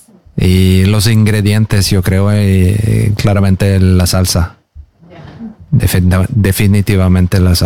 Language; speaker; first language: Spanish; non-native, learner; Norwegian